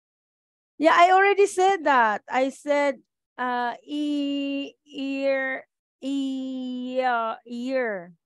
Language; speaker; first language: English; non-native, local second language; Filipino